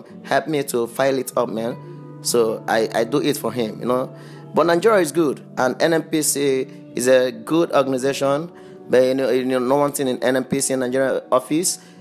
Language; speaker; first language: English; non-native, local second language; Igbo